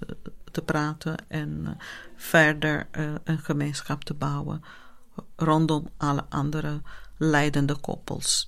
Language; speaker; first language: Dutch; non-native, fluent; Italian